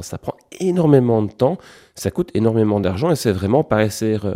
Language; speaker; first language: French; native; French